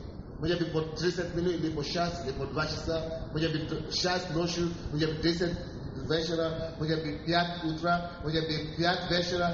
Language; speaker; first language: Russian; non-native, fluent; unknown